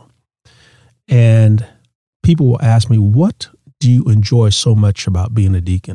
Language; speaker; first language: English; native; English